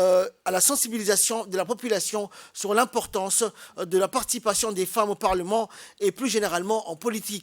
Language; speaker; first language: French; native; French